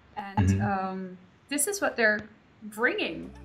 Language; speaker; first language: English; non-native, fluent; Dutch